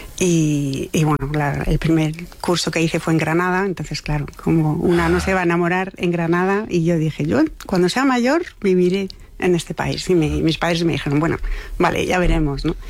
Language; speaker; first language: Spanish; non-native, fluent; French